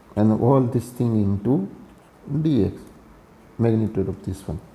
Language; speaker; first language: English; non-native, local second language; Gujarati